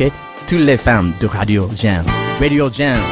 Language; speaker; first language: French; non-native, learner; English